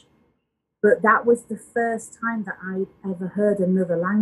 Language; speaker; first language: English; native; English